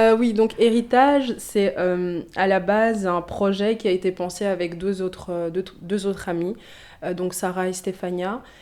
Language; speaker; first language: French; early bilingual, other home language; Swahili